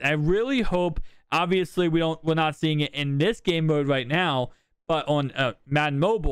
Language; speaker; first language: English; native; English